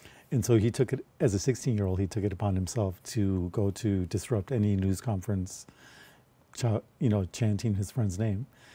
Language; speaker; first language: English; early bilingual, other home language; Spanish